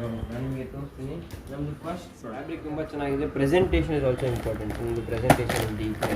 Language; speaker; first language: Kannada; non-native, local second language; Hindi